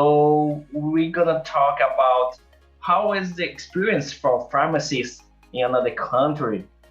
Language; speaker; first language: English; non-native, learner; Portuguese